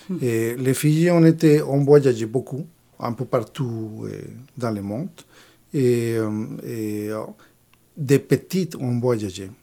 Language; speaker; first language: French; non-native, learner; Spanish